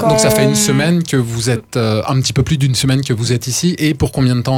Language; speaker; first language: French; native; French